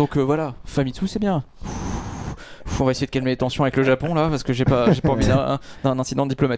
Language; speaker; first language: French; native; French